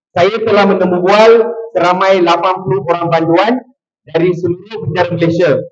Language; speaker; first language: Malay; non-native, local second language; Tamil